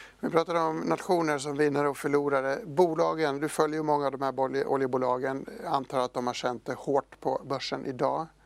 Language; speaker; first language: Swedish; native; Swedish